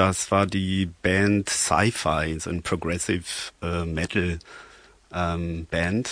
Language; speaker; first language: German; non-native, fluent; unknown